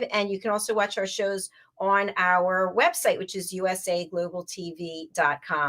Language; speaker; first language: English; native; English